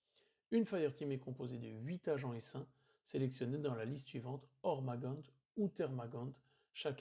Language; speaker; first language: French; native; French